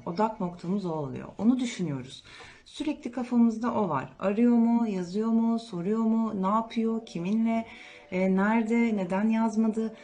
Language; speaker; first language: Turkish; native; Turkish